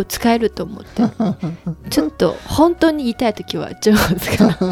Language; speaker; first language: Japanese; non-native, fluent; Chinese